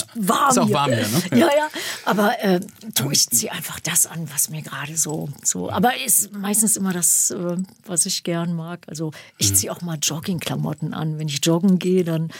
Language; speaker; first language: German; native; German